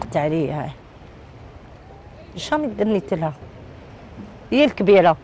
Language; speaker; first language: Arabic; native; Arabic